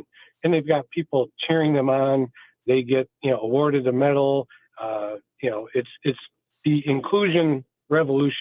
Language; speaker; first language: English; native; English